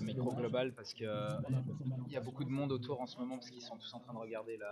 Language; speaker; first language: French; native; French